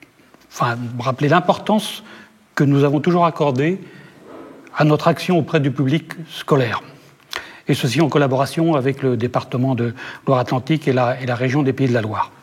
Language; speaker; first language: French; native; French